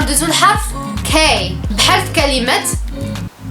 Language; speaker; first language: Arabic; native; Arabic